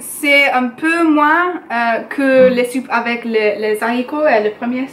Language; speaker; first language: French; non-native, learner; English